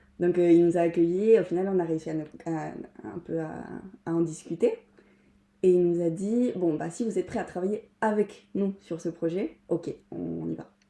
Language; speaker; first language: French; non-native, fluent; Spanish